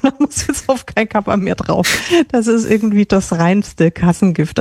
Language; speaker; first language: German; native; German